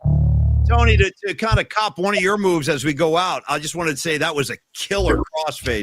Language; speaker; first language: English; native; English